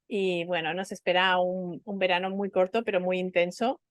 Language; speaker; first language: Spanish; native; Spanish